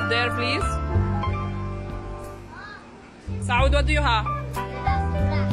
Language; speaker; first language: English; non-native, learner; Arabic